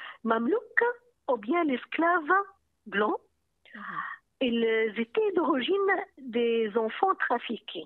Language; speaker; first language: French; non-native, fluent; Arabic